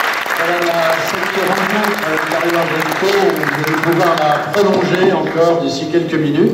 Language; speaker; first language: French; native; French